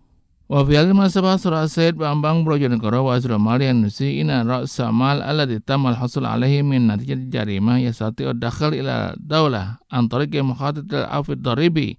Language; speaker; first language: Arabic; non-native, fluent; Indonesian